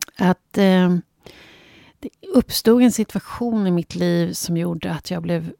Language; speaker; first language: Swedish; native; Swedish